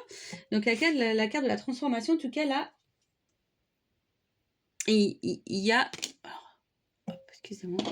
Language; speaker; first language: French; native; French